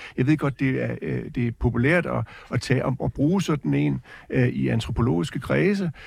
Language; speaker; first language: Danish; native; Danish